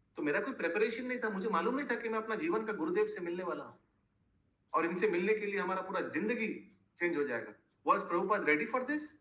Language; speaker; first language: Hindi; non-native, local second language; Bangla